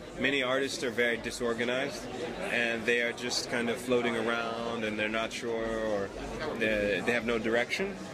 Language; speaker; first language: English; native; English